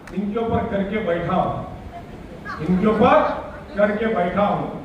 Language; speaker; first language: Hindi; non-native, local second language; Marathi